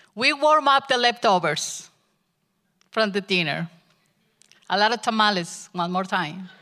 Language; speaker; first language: English; non-native, learner; Spanish